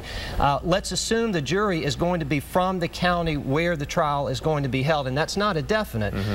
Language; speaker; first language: English; native; English